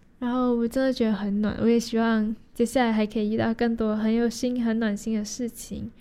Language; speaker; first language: Chinese; native; Chinese